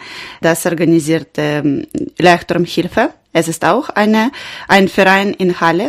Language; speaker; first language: German; non-native, learner; Ukrainian